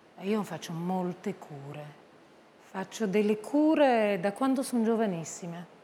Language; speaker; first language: Italian; early bilingual, heritage; Italian